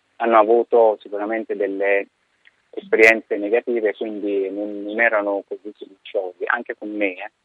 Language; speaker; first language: Italian; non-native, fluent; Arabic